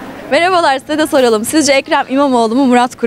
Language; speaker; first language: Turkish; native; Turkish